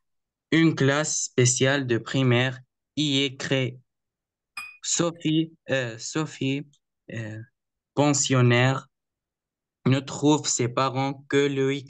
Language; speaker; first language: French; non-native, learner; Arabic